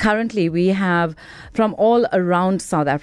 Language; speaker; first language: English; native; English